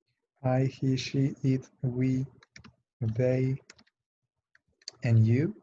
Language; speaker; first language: English; non-native, fluent; Spanish